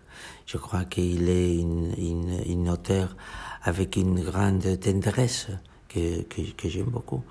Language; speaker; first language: French; non-native, fluent; Catalan